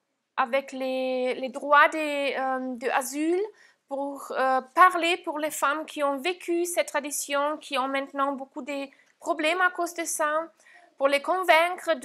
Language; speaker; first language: French; non-native, fluent; German